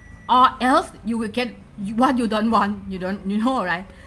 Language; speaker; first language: English; non-native, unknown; Thai